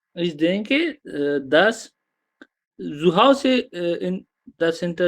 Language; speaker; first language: German; non-native, learner; Urdu